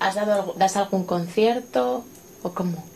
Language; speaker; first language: Spanish; non-native, fluent; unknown